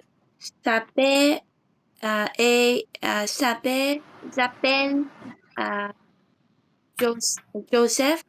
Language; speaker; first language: French; non-native, learner; English